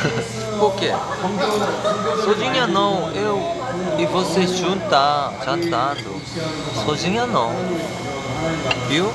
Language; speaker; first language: Portuguese; non-native, learner; Korean